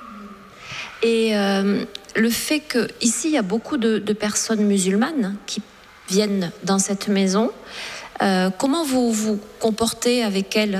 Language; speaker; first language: French; native; French